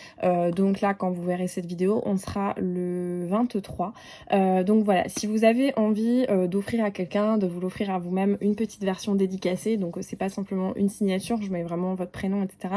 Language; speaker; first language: French; native; French